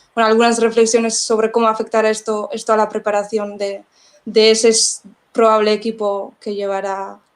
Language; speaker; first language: Spanish; non-native, local second language; Basque